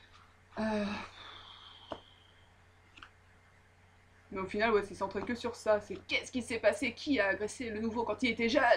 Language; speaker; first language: French; native; French